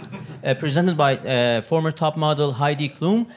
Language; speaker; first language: English; non-native, fluent; Italian